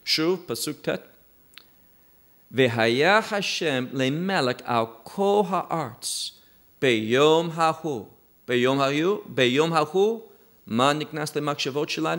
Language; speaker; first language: Hebrew; non-native, fluent; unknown